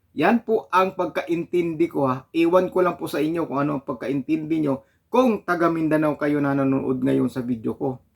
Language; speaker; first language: Filipino; non-native, local second language; Cebuano